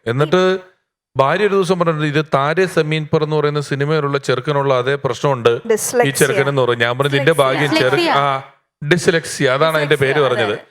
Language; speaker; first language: Malayalam; native; Malayalam